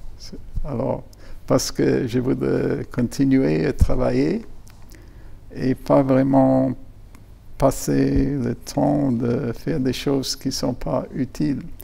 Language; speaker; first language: French; non-native, fluent; German